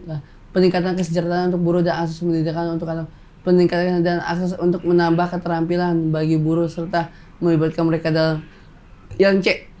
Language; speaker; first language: Indonesian; native; Indonesian